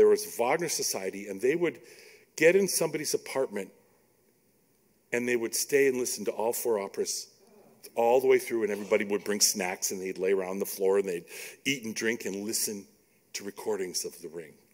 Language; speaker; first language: English; native; English